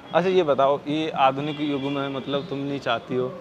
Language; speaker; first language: Hindi; native; Hindi